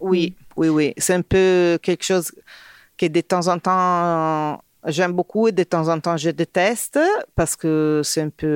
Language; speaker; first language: French; non-native, fluent; Italian